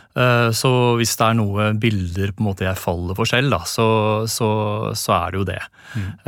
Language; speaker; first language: Norwegian; native; Norwegian